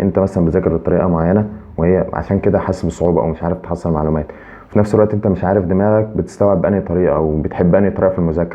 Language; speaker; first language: Arabic; native; Arabic